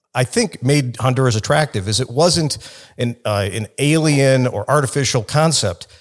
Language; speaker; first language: English; native; English